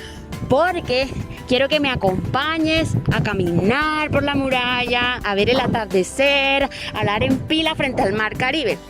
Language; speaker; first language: Spanish; native; Spanish